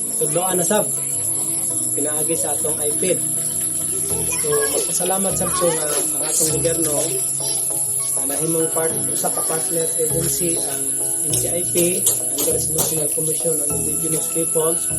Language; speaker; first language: Cebuano; non-native, local second language; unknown